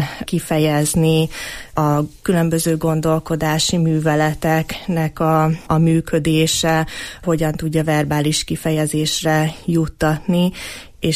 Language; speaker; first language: Hungarian; native; Hungarian